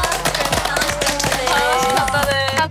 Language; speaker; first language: Japanese; non-native, learner; Korean